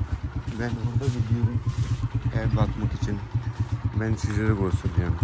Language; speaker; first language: Turkish; non-native, learner; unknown